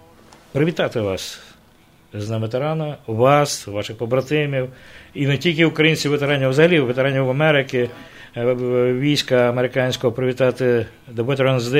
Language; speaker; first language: Ukrainian; native; Ukrainian